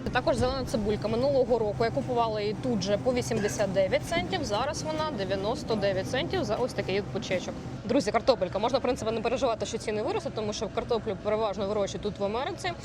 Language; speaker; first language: Ukrainian; native; Ukrainian